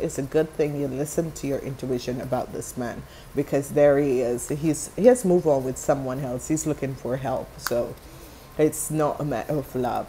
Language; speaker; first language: English; non-native, fluent; Dutch